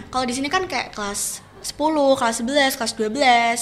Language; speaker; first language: Indonesian; native; Indonesian